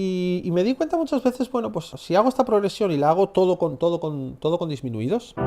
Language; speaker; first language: Spanish; native; Spanish